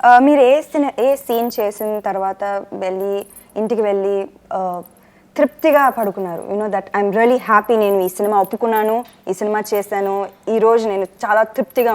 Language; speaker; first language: Telugu; non-native, fluent; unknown